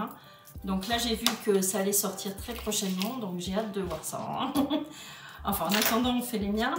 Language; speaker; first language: French; native; French